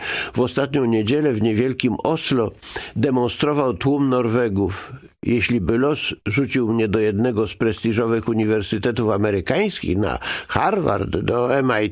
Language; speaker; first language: Polish; native; Polish